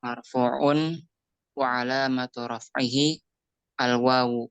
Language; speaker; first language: Arabic; non-native, learner; Indonesian